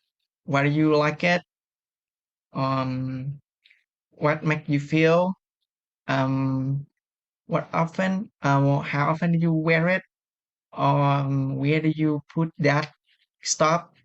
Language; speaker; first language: English; non-native, fluent; Vietnamese